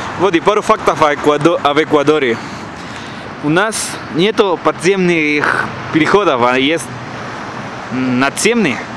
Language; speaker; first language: Russian; non-native, fluent; Spanish